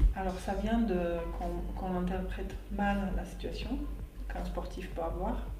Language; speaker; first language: French; non-native, fluent; Slovak